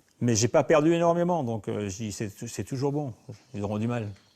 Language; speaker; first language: French; native; French